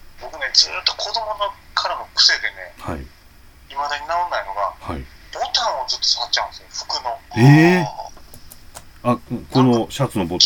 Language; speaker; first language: Japanese; native; Japanese